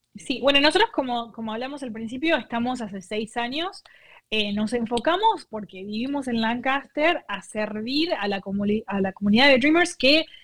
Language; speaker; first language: Spanish; native; Spanish